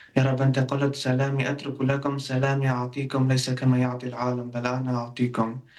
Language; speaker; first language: Arabic; non-native, local second language; Kurdish